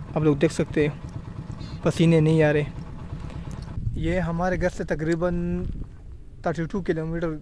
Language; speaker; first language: Urdu; non-native, local second language; Pashto